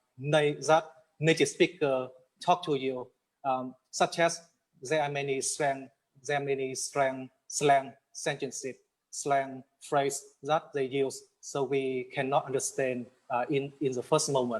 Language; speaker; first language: English; non-native, learner; Vietnamese